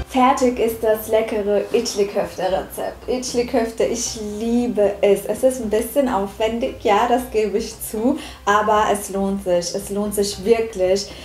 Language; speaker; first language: German; early bilingual, other home language; Turkish